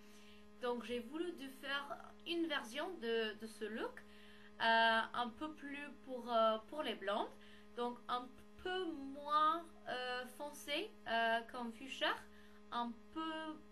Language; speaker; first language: French; non-native, learner; English